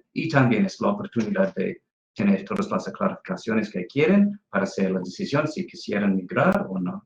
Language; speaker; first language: Spanish; non-native, fluent; English